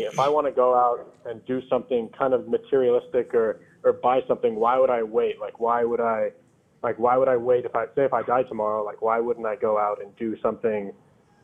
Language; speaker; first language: English; native; English